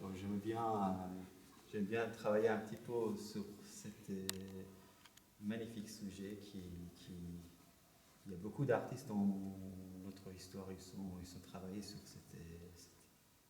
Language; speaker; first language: French; non-native, learner; Persian